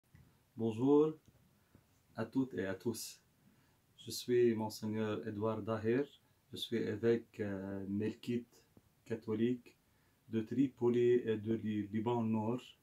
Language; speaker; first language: French; non-native, local second language; Arabic